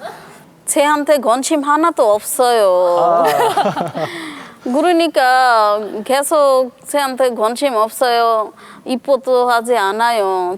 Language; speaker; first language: Korean; non-native, local second language; Bangla